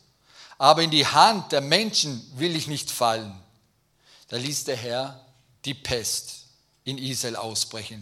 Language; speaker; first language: German; native; German